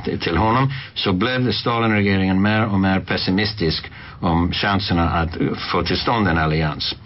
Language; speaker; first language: Swedish; non-native, fluent; English